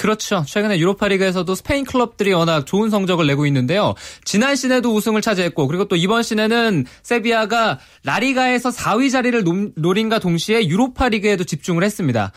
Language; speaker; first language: Korean; native; Korean